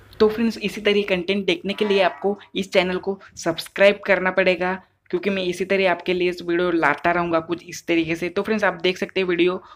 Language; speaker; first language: Hindi; non-native, local second language; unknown